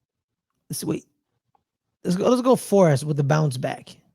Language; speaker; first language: English; native; English